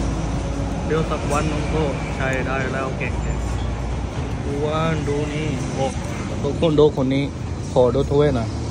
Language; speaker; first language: Thai; non-native, fluent; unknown